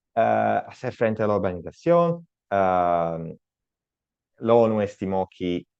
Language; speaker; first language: Spanish; non-native, learner; Italian